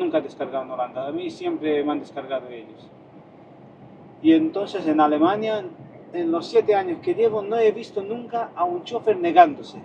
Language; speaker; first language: Spanish; native; Spanish